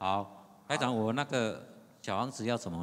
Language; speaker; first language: Chinese; native; Chinese